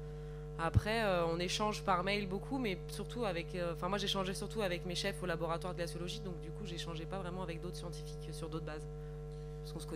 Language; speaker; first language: French; native; French